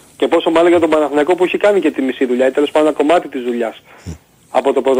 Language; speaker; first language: Greek; native; Greek